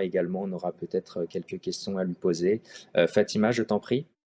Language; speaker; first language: French; native; French